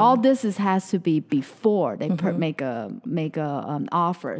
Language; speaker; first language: English; non-native, fluent; Chinese